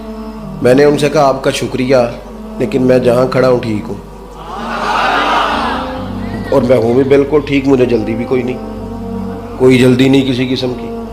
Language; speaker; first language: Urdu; non-native, local second language; Punjabi